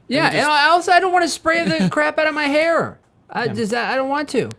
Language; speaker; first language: English; native; English